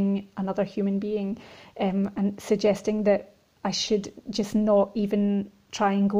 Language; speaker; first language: English; native; English